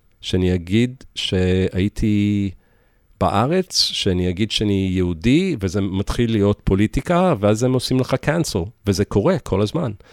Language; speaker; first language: Hebrew; early bilingual, heritage; English